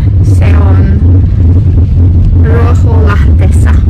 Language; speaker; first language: Finnish; non-native, learner; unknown